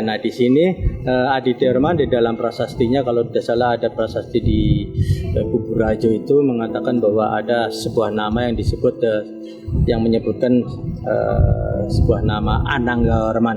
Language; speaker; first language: Indonesian; native; Indonesian